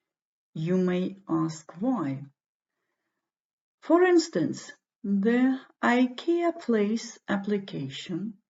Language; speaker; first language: English; non-native, fluent; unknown